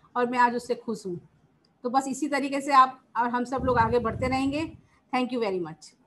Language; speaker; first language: Hindi; native; Hindi